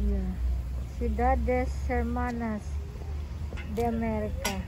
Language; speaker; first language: Spanish; non-native, learner; Filipino